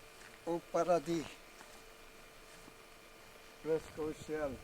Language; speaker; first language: French; non-native, local second language; Dutch